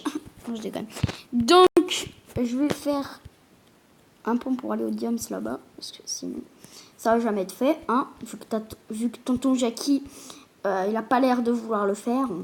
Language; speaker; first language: French; native; French